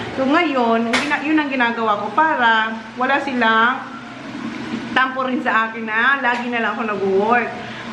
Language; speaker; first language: Filipino; non-native, local second language; Bikol